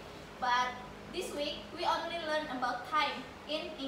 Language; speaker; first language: English; non-native, learner; Indonesian